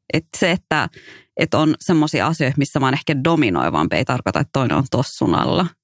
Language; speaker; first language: Finnish; early bilingual, other home language; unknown